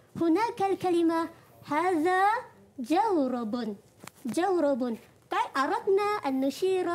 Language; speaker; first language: Arabic; non-native, fluent; Malay